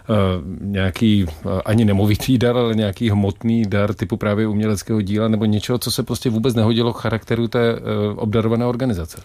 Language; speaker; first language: Czech; native; Czech